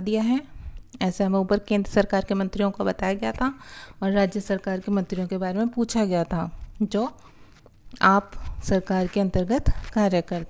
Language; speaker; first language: Hindi; native; Hindi